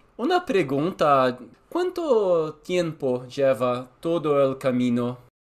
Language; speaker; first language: Spanish; non-native, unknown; Portuguese